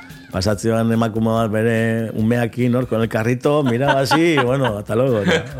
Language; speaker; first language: Spanish; non-native, local second language; Basque